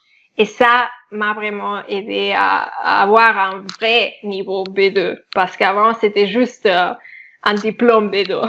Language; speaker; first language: French; non-native, fluent; Catalan